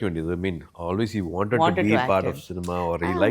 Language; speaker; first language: Tamil; native; Tamil